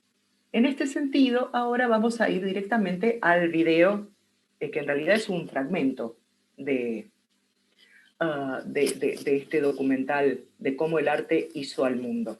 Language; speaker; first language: Spanish; native; Spanish